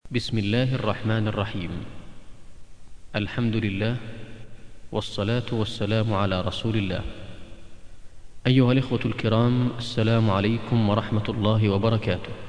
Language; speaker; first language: Arabic; native; Arabic